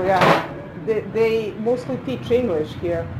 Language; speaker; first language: English; non-native, fluent; Serbian